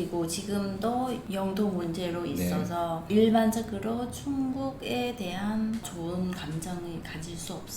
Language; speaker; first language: Korean; non-native, fluent; Vietnamese